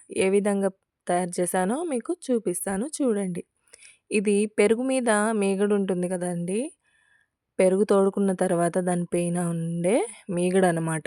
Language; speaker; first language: Telugu; non-native, local second language; Urdu